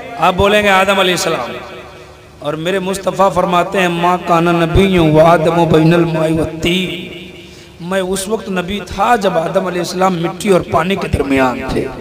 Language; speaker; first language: Hindi; native; Hindi